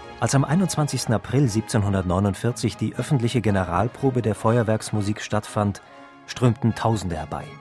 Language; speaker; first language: German; native; German